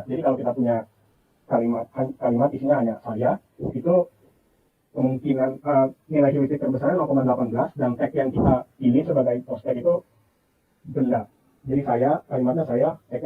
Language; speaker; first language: Indonesian; native; Indonesian